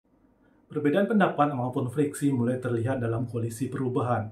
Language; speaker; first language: Indonesian; native; Indonesian